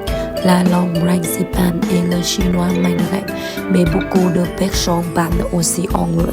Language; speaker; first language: French; non-native, learner; Vietnamese